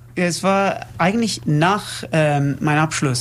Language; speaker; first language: German; non-native, learner; English